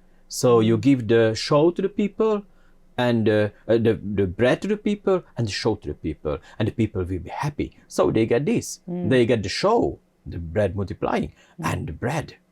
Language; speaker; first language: English; non-native, fluent; Hungarian